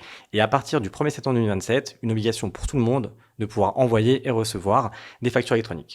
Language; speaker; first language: French; native; French